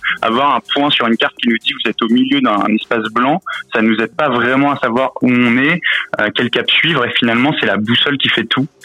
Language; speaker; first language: French; native; French